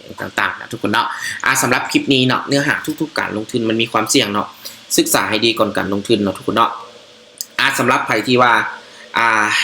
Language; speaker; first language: Thai; non-native, local second language; Northeastern Thai